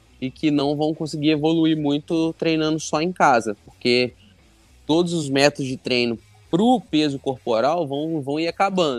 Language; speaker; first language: Portuguese; native; Portuguese